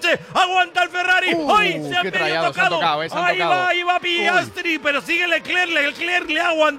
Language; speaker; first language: Spanish; native; Spanish